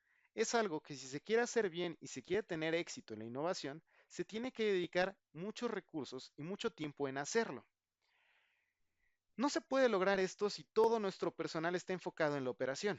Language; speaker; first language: Spanish; native; Spanish